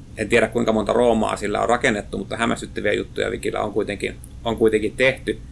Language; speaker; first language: Finnish; native; Finnish